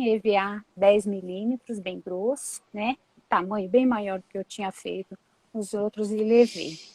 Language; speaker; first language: Portuguese; native; Portuguese